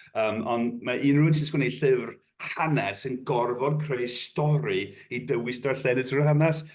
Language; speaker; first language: Welsh; non-native, fluent; English